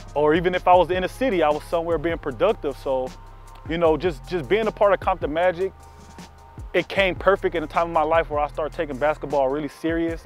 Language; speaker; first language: English; native; English